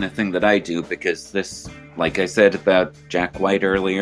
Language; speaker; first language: English; native; English